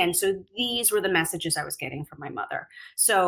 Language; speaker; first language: English; native; English